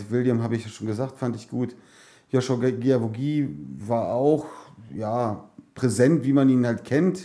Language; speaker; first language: German; native; German